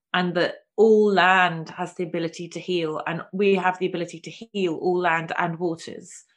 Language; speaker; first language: English; native; English